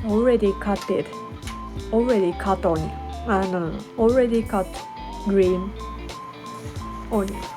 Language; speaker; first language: English; non-native, learner; Japanese